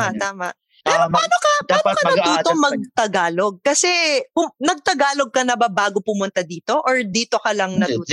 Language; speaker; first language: Filipino; native; Filipino